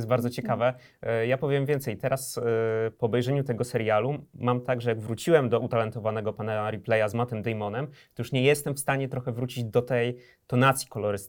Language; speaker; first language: Polish; native; Polish